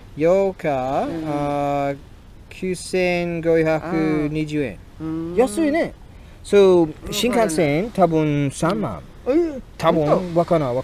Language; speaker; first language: Japanese; non-native, learner; English